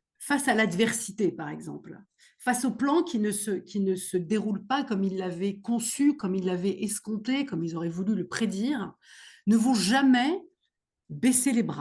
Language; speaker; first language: French; native; French